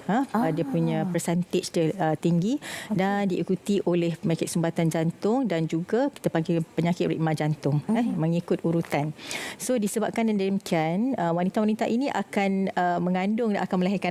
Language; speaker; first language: Malay; native; Malay